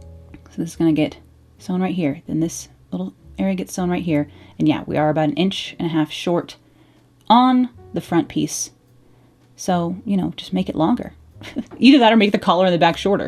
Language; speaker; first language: English; native; English